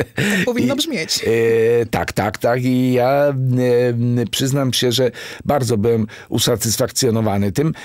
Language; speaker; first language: Polish; native; Polish